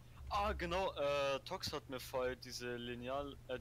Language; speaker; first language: German; native; German